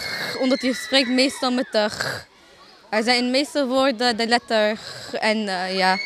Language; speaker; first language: Dutch; non-native, learner; Arabic